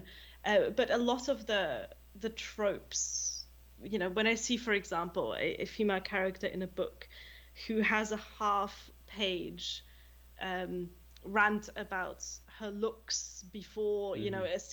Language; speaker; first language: English; non-native, fluent; German